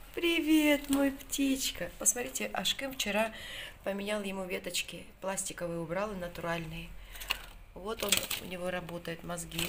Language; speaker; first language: Russian; non-native, local second language; Georgian